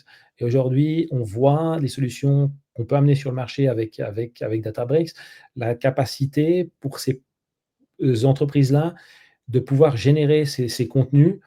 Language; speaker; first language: French; native; French